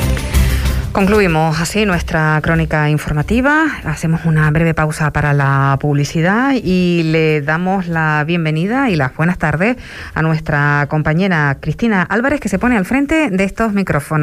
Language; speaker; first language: Spanish; native; Spanish